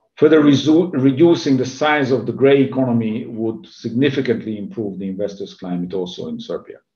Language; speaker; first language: English; non-native, fluent; Hungarian